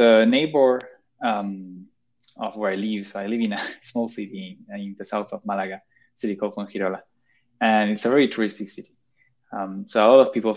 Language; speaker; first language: English; non-native, fluent; Spanish